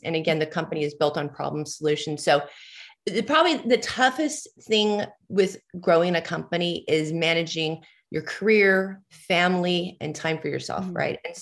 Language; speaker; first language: English; native; English